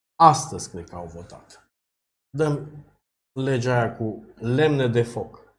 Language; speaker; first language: Romanian; native; Romanian